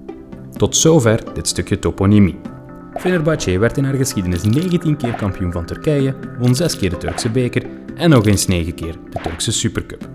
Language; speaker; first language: Dutch; native; Dutch